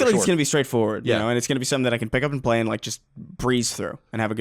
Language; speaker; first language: English; native; English